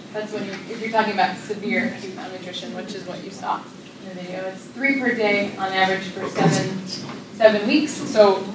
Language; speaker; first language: English; native; English